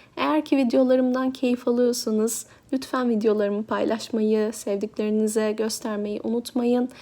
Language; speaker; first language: Turkish; native; Turkish